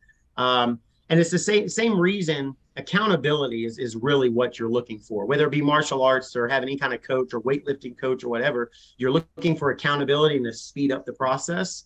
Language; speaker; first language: English; native; English